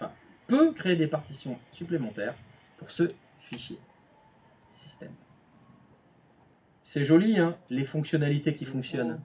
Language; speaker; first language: French; native; French